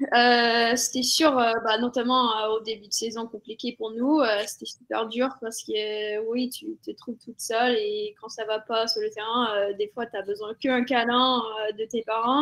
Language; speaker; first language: French; non-native, fluent; English